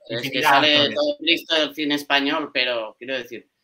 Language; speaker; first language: Spanish; native; Spanish